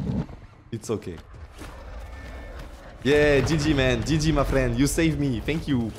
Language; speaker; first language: English; non-native, learner; French